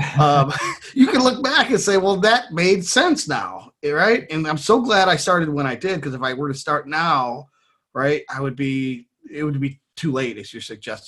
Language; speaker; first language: English; native; English